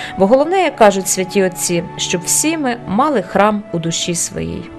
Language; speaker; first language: Ukrainian; native; Ukrainian